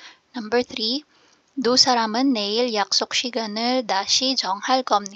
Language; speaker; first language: Korean; non-native, fluent; Filipino